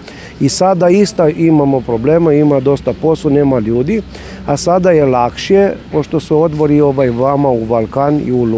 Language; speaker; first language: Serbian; non-native, learner; Romanian